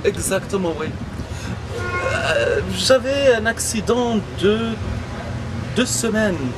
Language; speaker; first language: French; non-native, local second language; Arabic